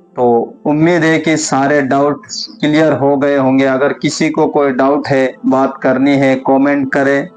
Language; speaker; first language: Urdu; native; Urdu